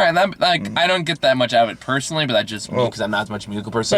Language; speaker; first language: English; native; English